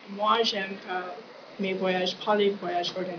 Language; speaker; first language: French; non-native, learner; English